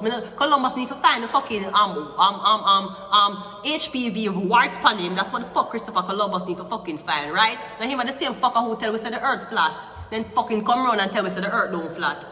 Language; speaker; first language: English; native; English